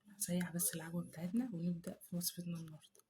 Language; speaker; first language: Arabic; native; Arabic